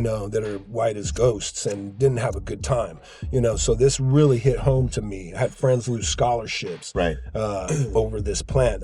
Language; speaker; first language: English; native; English